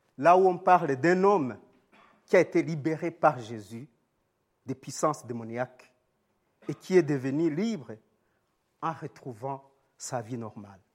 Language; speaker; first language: French; non-native, local second language; Rundi